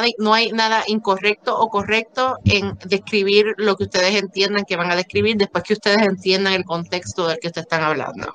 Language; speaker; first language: Spanish; native; Spanish